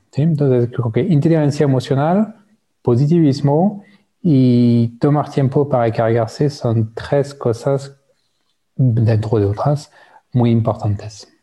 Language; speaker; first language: Spanish; non-native, fluent; French